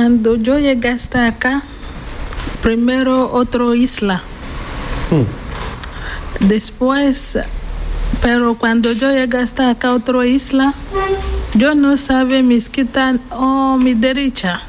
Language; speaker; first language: Spanish; non-native, learner; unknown